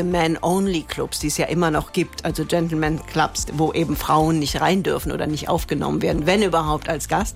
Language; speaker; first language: German; native; German